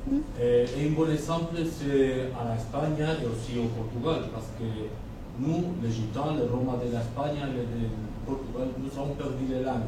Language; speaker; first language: French; non-native, learner; Spanish